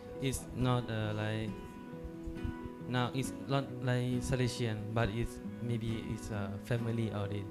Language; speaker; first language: English; non-native, learner; Thai